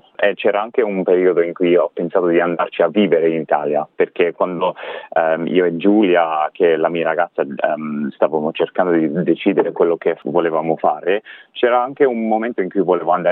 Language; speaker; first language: Italian; non-native, fluent; English